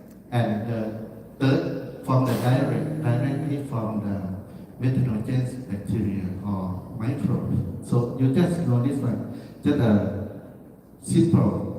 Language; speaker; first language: English; non-native, learner; Thai